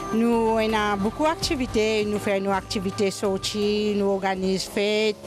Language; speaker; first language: French; non-native, local second language; Morisyen